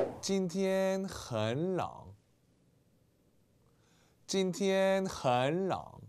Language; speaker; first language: Chinese; non-native, fluent; Korean